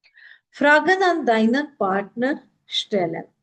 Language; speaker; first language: German; non-native, fluent; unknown